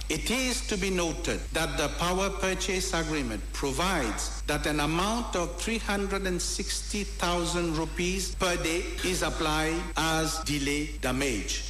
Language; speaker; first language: English; non-native, local second language; Morisyen